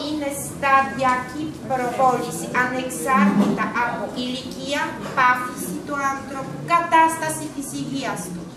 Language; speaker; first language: Greek; non-native, learner; Russian